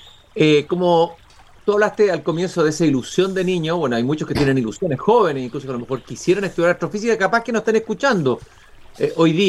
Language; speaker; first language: Spanish; native; Spanish